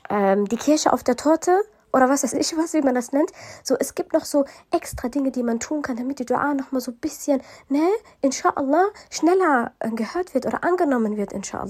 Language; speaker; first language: German; early bilingual, other home language; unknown